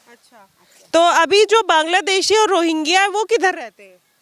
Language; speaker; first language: Hindi; native; Hindi